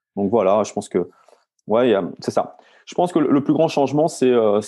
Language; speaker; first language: French; native; French